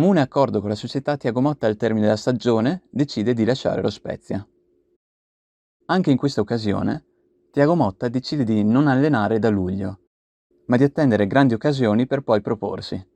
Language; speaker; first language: Italian; native; Italian